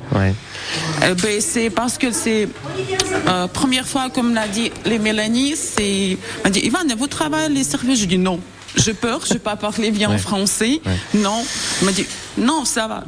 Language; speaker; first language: French; non-native, learner; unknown